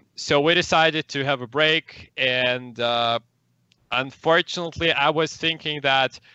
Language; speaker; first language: English; non-native, fluent; Russian